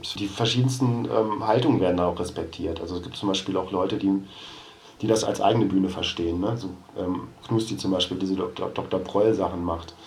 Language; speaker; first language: German; native; German